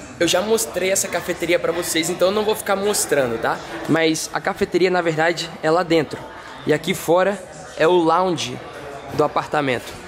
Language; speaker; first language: Portuguese; native; Portuguese